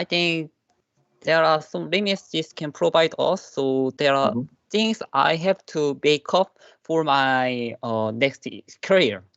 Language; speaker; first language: English; non-native, learner; Korean